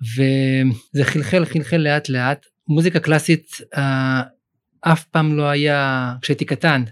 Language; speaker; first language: Hebrew; early bilingual, other home language; Russian